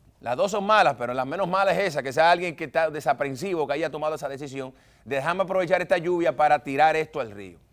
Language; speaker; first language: Spanish; native; Spanish